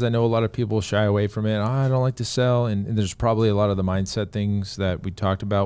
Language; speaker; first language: English; native; English